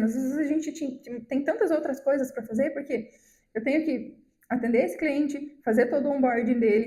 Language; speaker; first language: Portuguese; native; Portuguese